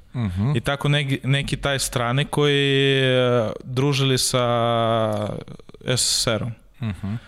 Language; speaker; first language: Serbian; non-native, learner; Russian